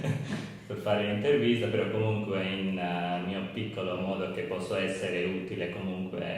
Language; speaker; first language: Italian; non-native, learner; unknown